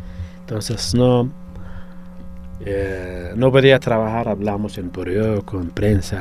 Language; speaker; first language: Spanish; non-native, fluent; Arabic